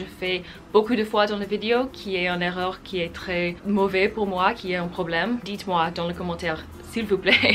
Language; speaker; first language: French; non-native, fluent; English